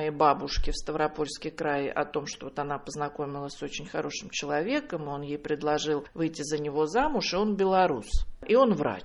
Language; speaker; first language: Russian; native; Russian